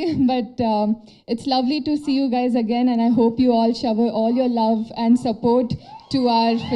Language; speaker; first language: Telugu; non-native, learner; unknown